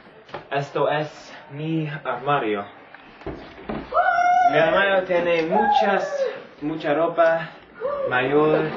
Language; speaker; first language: Spanish; non-native, learner; English